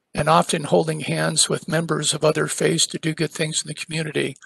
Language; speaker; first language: English; native; English